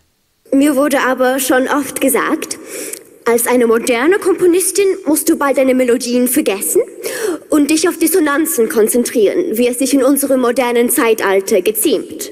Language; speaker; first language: German; non-native, fluent; English